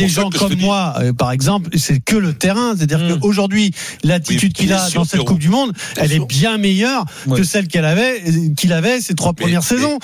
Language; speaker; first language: French; native; French